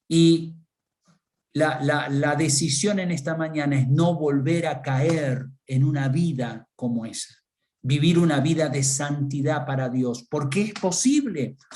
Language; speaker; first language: Spanish; native; Spanish